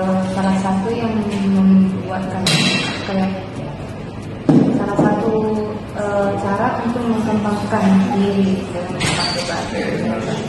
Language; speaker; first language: Indonesian; non-native, local second language; Min Nan Chinese